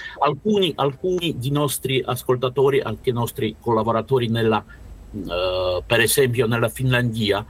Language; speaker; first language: Italian; non-native, learner; Russian